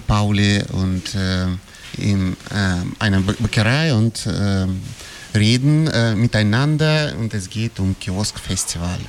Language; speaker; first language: German; non-native, fluent; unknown